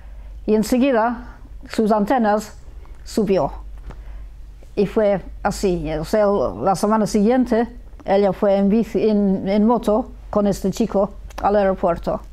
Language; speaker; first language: Spanish; early bilingual, heritage; Spanish